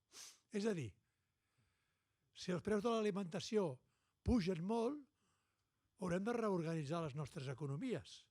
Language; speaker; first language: Catalan; native; Catalan